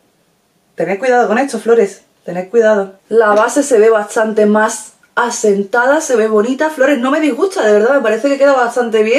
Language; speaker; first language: Spanish; native; Spanish